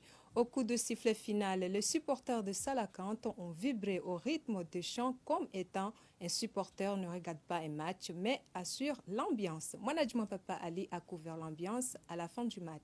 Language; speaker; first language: French; non-native, local second language; Comorian